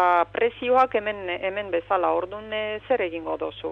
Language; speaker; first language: Basque; non-native, fluent; Romanian